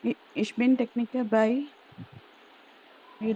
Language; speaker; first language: German; non-native, learner; Malayalam